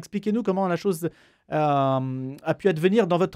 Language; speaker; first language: French; native; French